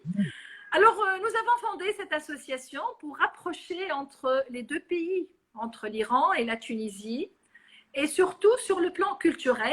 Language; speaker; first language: French; non-native, local second language; Arabic